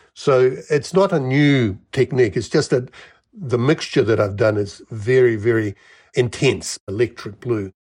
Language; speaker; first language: English; native; English